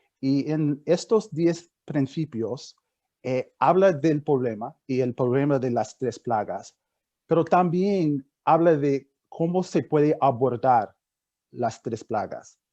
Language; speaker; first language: Spanish; non-native, fluent; English